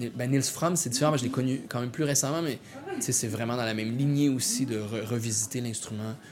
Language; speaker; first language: French; native; French